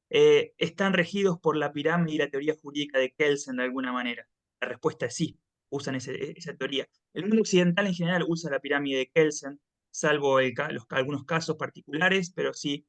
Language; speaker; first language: Spanish; native; Spanish